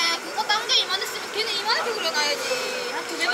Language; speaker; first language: Korean; native; Korean